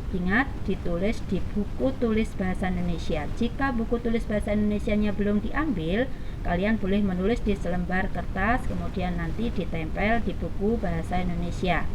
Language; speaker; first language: Indonesian; native; Indonesian